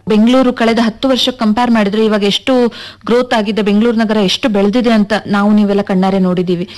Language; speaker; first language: Kannada; native; Kannada